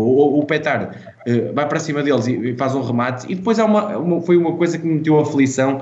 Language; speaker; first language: Portuguese; native; Portuguese